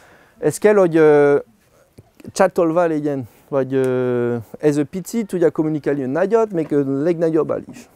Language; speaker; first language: Hungarian; non-native, learner; French